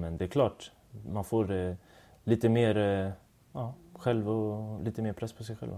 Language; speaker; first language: Swedish; early bilingual, other home language; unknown